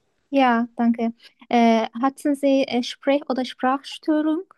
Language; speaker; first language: German; non-native, learner; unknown